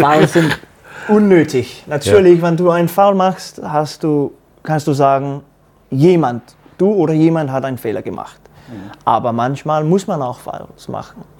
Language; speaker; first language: German; non-native, learner; Danish